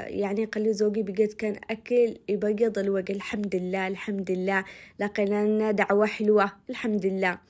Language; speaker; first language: Arabic; native; Arabic